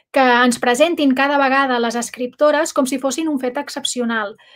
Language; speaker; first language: Catalan; non-native, local second language; Spanish